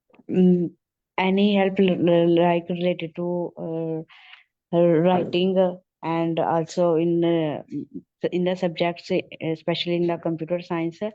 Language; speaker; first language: English; non-native, learner; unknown